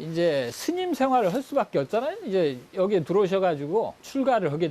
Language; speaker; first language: Korean; native; Korean